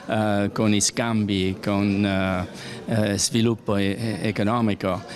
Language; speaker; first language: Italian; early bilingual, heritage; Italian